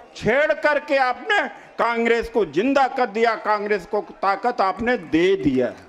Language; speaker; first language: Hindi; native; Hindi